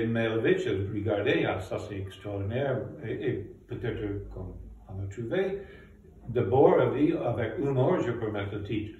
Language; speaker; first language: French; non-native, fluent; English